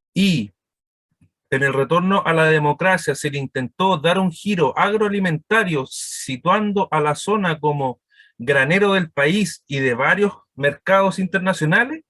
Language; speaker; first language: Spanish; native; Spanish